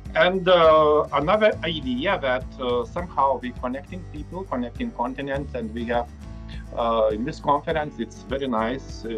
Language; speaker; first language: English; non-native, fluent; Lithuanian